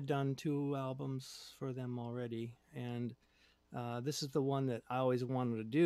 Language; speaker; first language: English; native; English